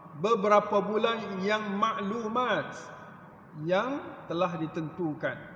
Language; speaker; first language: Malay; native; Malay